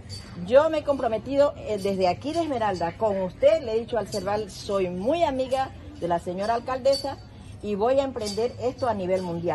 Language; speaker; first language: Spanish; native; Spanish